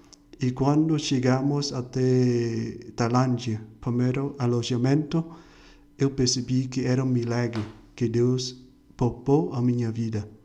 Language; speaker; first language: Portuguese; non-native, fluent; Vietnamese